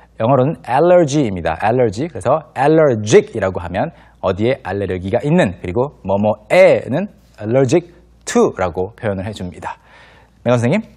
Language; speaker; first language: Korean; native; Korean